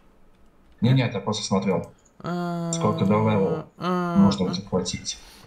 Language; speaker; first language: Russian; native; Russian